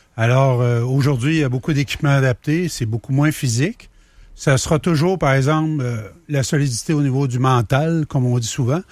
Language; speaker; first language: French; native; French